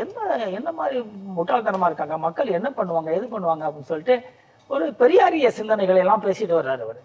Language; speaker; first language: Tamil; native; Tamil